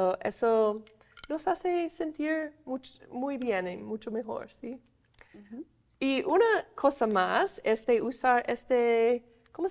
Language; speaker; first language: Spanish; non-native, fluent; English